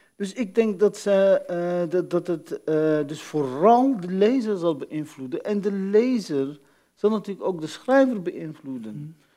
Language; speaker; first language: Dutch; early bilingual, other home language; Arabic